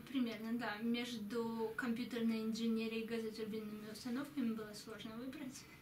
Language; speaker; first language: Russian; native; Russian